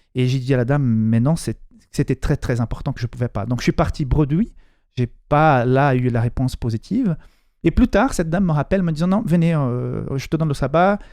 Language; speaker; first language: French; non-native, fluent; Portuguese